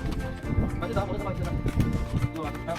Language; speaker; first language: Chinese; native; Chinese